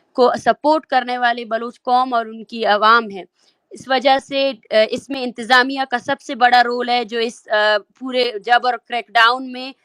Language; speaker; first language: Urdu; non-native, local second language; Baluchi